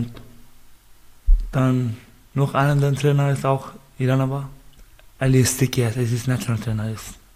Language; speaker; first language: German; non-native, learner; Persian